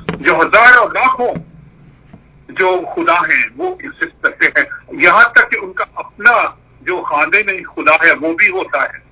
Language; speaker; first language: Urdu; non-native, local second language; Punjabi